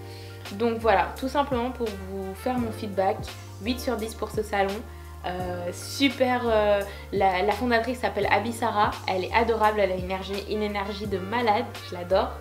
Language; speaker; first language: French; native; French